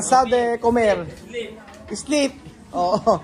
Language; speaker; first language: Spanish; non-native, learner; Filipino